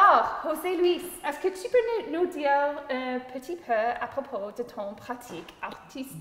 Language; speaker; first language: French; non-native, local second language; English